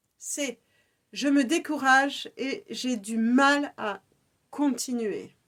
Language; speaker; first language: French; native; French